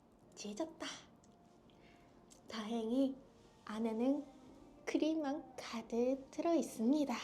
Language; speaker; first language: Korean; non-native, fluent; Japanese